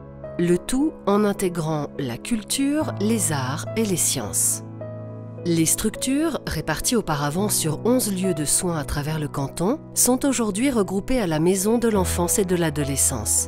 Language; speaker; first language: French; native; French